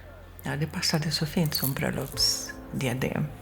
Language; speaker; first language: Swedish; non-native, fluent; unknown